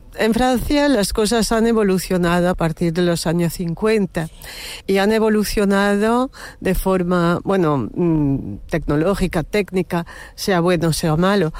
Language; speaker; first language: Spanish; non-native, fluent; French